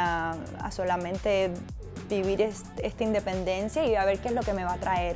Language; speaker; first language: Spanish; native; Spanish